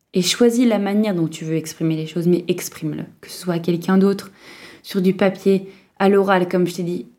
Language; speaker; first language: French; native; French